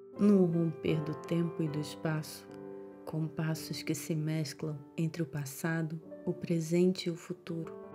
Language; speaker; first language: Portuguese; native; Portuguese